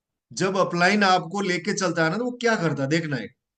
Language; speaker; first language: Hindi; native; Hindi